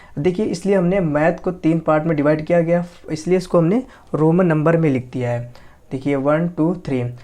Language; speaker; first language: Hindi; native; Hindi